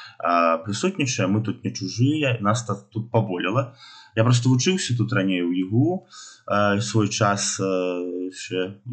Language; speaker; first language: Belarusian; non-native, local second language; Russian